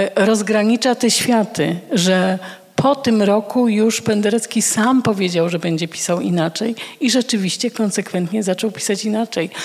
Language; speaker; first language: Polish; native; Polish